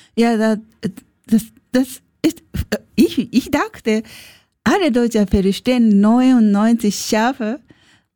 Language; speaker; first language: German; non-native, learner; Japanese